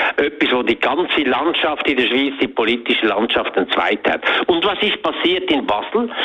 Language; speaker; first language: German; native; German